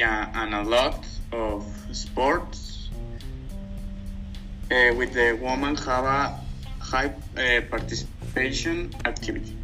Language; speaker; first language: English; non-native, learner; Spanish